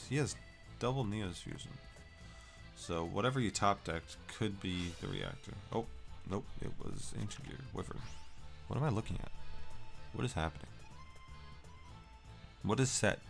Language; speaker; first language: English; native; English